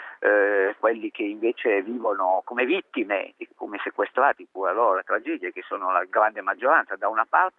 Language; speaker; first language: Italian; native; Italian